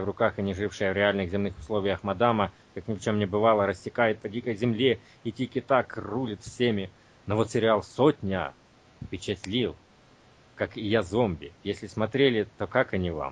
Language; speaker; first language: Russian; native; Russian